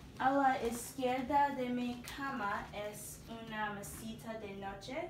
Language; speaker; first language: Spanish; non-native, learner; English